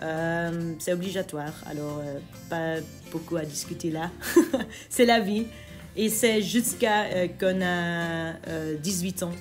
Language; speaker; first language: French; non-native, local second language; Dutch